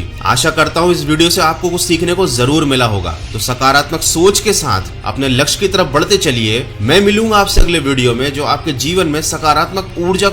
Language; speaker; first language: Hindi; native; Hindi